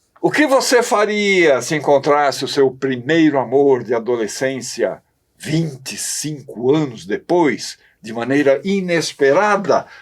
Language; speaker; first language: Portuguese; native; Portuguese